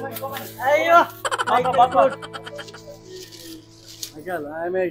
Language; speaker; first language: English; non-native, learner; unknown